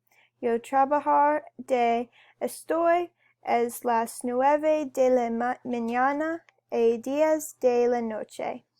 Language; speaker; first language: Spanish; non-native, learner; English